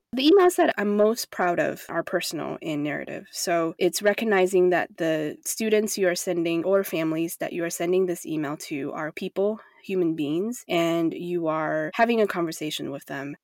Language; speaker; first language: English; non-native, fluent; Chinese